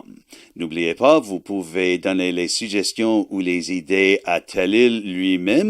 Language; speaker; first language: French; non-native, learner; English